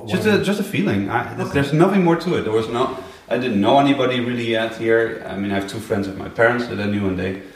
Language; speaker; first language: English; non-native, fluent; Dutch